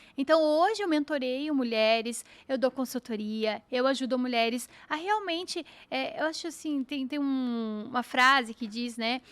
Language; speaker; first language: Portuguese; native; Portuguese